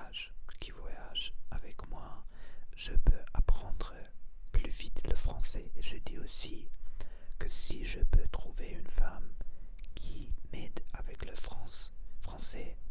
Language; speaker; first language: French; non-native, learner; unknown